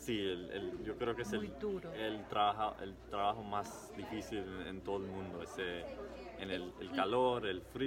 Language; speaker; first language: Spanish; early bilingual, heritage; English